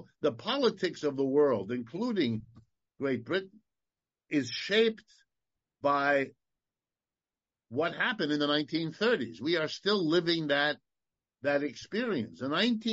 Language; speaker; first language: English; native; English